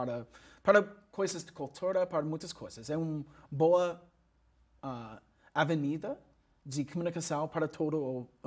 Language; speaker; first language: Portuguese; non-native, learner; English